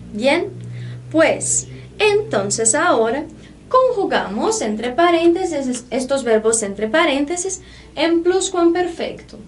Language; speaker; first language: Spanish; non-native, fluent; Portuguese